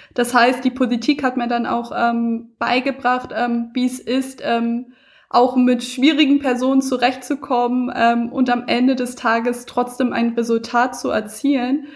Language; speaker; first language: German; early bilingual, other home language; Persian